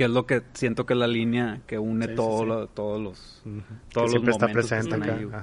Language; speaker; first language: Spanish; native; Spanish